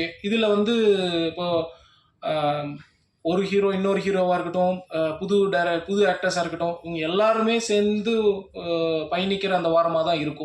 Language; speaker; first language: Tamil; native; Tamil